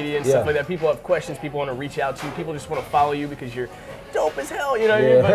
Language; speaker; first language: English; native; English